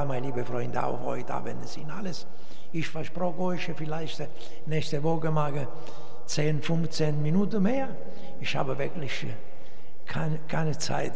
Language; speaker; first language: German; non-native, learner; Italian